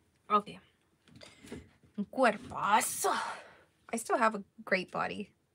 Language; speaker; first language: English; native; English